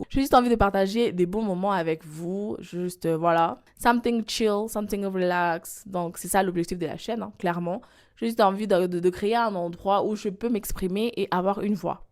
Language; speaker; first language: French; non-native, local second language; Lingala